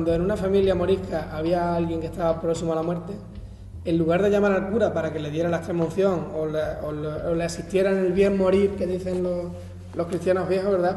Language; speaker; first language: Spanish; native; Spanish